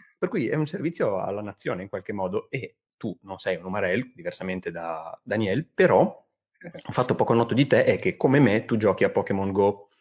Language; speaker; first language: Italian; native; Italian